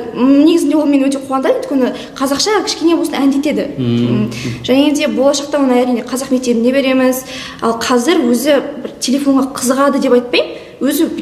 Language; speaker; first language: Kazakh; non-native, local second language; Russian